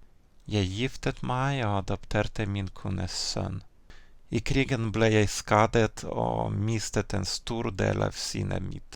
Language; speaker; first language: Norwegian; non-native, fluent; Ukrainian